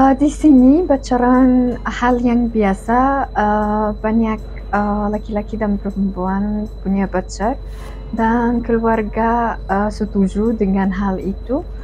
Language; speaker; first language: Indonesian; non-native, fluent; Arabic